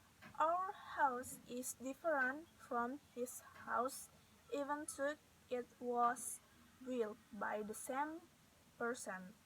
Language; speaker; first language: English; non-native, learner; Indonesian